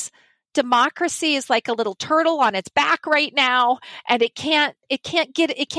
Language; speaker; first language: English; native; English